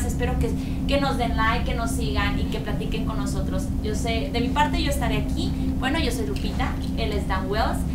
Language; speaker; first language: Spanish; native; Spanish